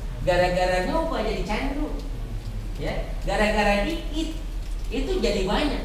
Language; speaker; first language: Indonesian; native; Indonesian